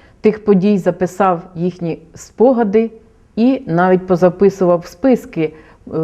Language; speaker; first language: Ukrainian; native; Ukrainian